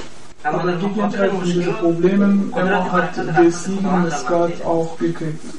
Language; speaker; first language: German; non-native, learner; Persian